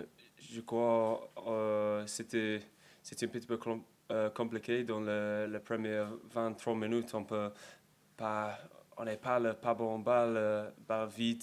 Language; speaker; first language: French; non-native, learner; English